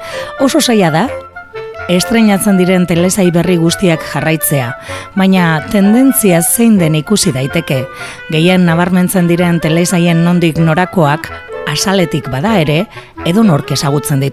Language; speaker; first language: Basque; native; Basque